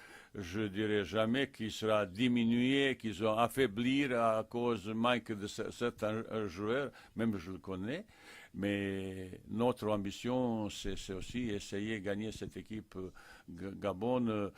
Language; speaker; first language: French; non-native, fluent; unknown